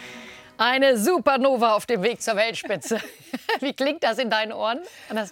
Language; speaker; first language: German; native; German